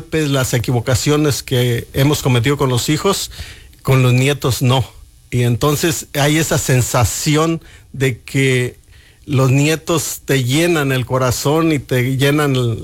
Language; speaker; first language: Spanish; native; Spanish